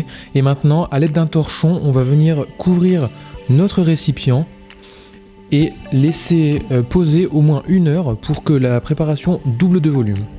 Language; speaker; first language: French; native; French